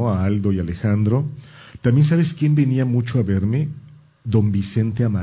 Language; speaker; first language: Spanish; native; Spanish